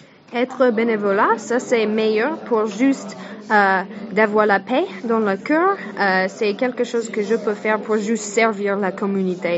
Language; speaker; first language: French; non-native, learner; English